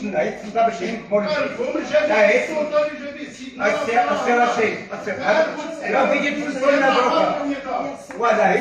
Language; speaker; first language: Arabic; native; Arabic